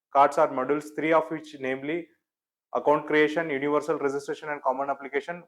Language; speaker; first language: English; non-native, local second language; Kannada